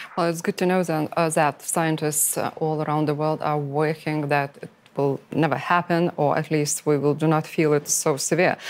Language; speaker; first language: English; non-native, fluent; Lithuanian